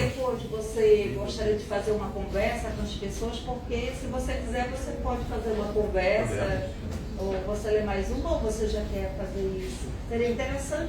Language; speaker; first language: Portuguese; native; Portuguese